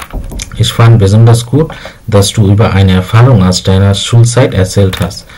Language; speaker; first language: German; non-native, learner; Bangla